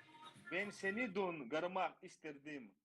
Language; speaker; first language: Turkish; non-native, learner; Chechen